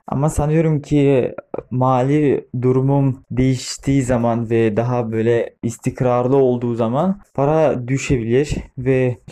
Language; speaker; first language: Turkish; non-native, fluent; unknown